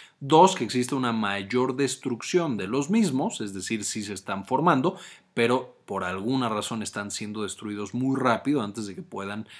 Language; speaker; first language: Spanish; native; Spanish